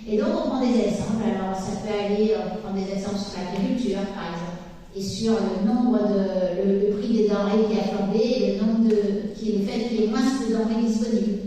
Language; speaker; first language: French; native; French